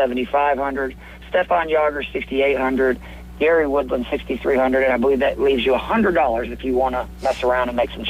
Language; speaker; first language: English; native; English